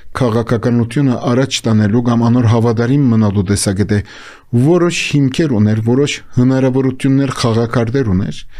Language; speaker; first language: Armenian; native; Armenian